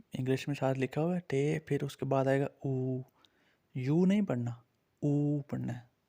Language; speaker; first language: Urdu; native; Urdu